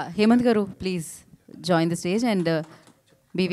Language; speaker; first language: Telugu; native; Telugu